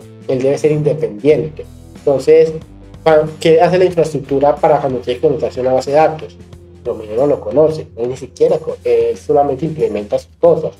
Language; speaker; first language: Spanish; native; Spanish